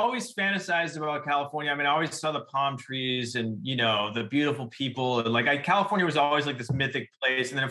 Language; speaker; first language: English; native; English